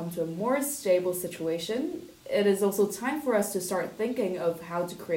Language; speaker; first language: English; non-native, local second language; Cantonese